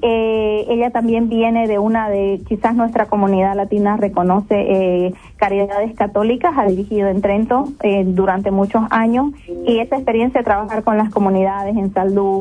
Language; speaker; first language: Spanish; native; Spanish